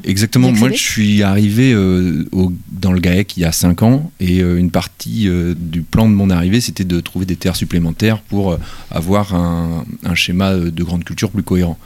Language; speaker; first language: French; native; French